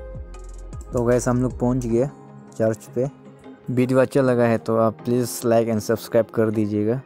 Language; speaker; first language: Hindi; non-native, local second language; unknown